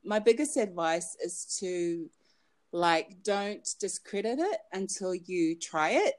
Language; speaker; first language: English; native; English